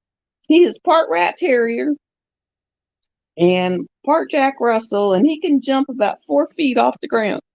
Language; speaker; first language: English; native; English